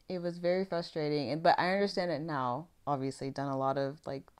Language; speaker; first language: English; native; English